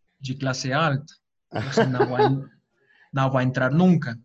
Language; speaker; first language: Portuguese; non-native, fluent; Spanish